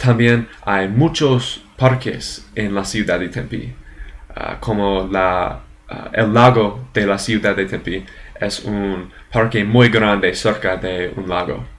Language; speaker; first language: Spanish; non-native, learner; English